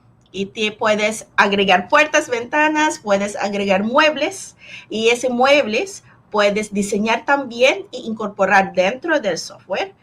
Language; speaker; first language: Spanish; non-native, fluent; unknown